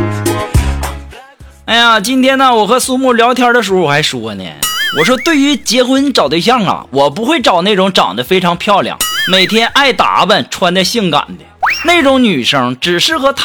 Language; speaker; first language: Chinese; native; Chinese